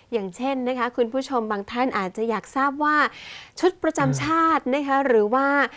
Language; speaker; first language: Thai; native; Thai